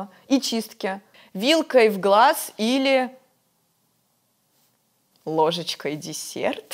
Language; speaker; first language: Russian; native; Russian